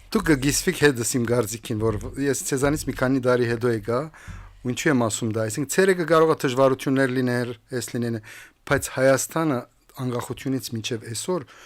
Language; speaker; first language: Armenian; native; Armenian